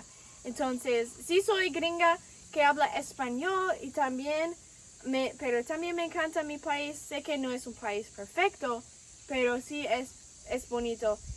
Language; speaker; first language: Spanish; non-native, fluent; English